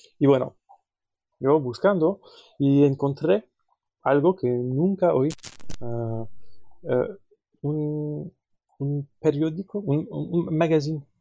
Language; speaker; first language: Spanish; non-native, fluent; French